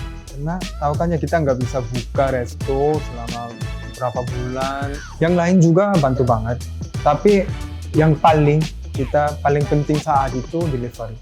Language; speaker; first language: Indonesian; early bilingual, other home language; Korean